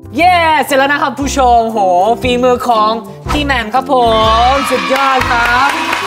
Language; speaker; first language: Thai; non-native, fluent; Korean